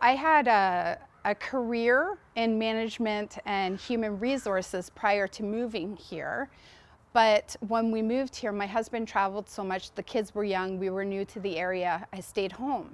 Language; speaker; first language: English; native; English